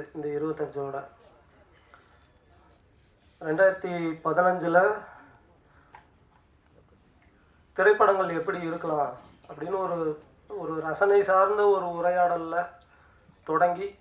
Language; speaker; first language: Tamil; native; Tamil